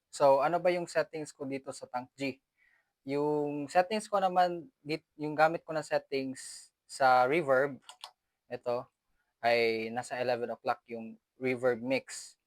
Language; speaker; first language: Filipino; non-native, local second language; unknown